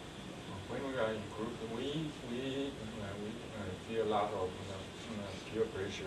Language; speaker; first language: English; non-native, learner; Chinese